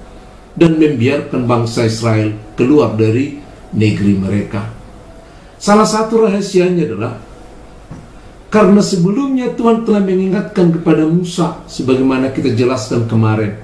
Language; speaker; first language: Indonesian; native; Indonesian